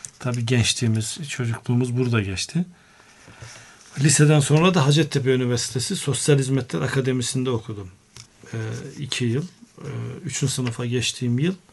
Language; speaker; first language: Turkish; native; Turkish